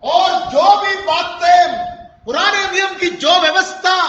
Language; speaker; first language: Hindi; non-native, local second language; Malayalam